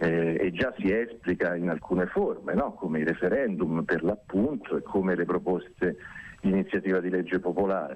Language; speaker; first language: Italian; native; Italian